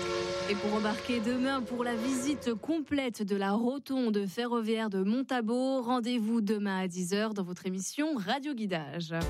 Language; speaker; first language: French; native; French